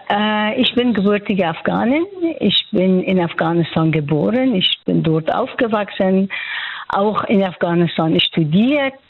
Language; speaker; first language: German; non-native, fluent; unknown